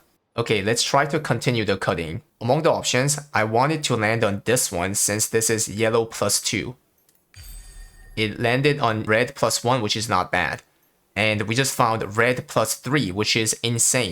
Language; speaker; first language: English; non-native, fluent; Korean